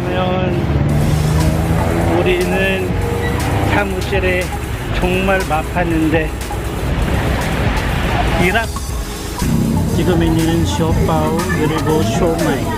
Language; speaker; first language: Korean; non-native, learner; Cebuano